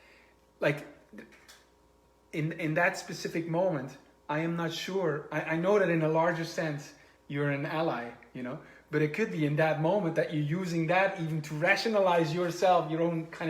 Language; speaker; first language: English; non-native, fluent; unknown